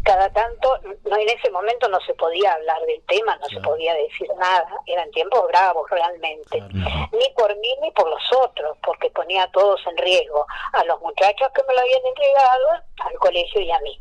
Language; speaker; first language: Spanish; native; Spanish